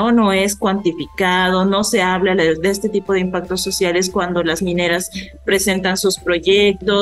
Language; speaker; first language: Spanish; native; Spanish